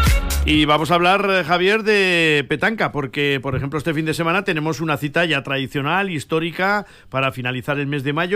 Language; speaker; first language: Spanish; native; Spanish